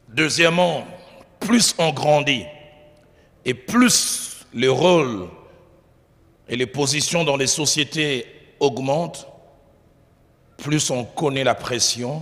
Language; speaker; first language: French; non-native, local second language; Lingala